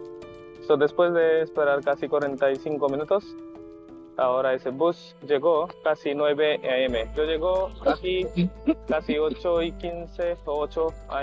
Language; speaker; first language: Spanish; non-native, learner; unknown